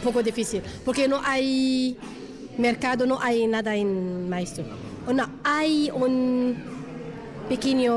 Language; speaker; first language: Spanish; non-native, learner; Arabic